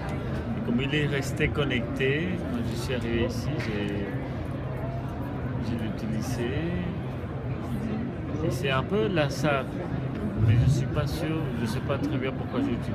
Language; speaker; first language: French; non-native, fluent; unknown